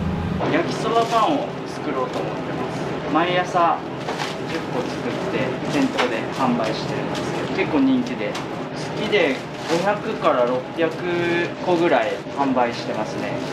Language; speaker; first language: Japanese; native; Japanese